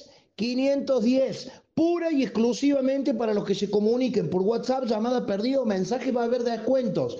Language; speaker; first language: Spanish; native; Spanish